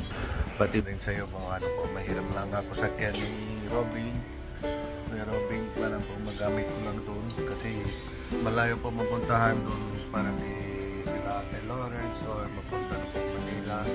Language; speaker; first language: Filipino; non-native, learner; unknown